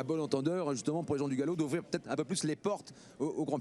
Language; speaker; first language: French; native; French